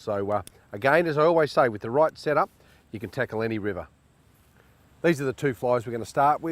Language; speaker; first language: English; native; English